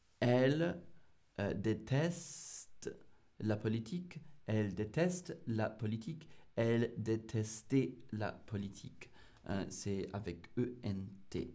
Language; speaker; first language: French; non-native, learner; English